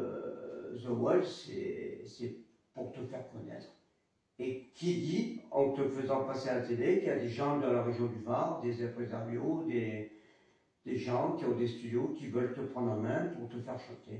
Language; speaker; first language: French; native; French